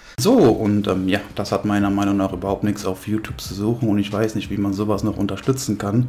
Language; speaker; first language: German; native; German